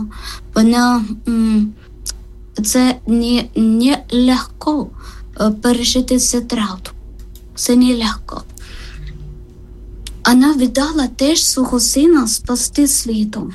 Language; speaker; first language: Ukrainian; non-native, learner; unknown